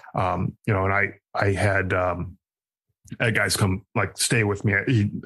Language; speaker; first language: English; native; English